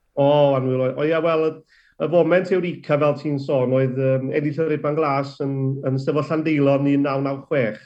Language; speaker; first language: Welsh; native; Welsh